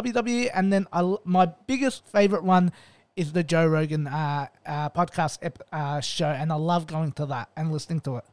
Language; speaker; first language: English; native; English